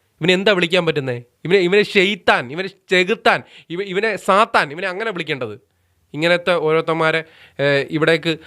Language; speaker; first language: Malayalam; native; Malayalam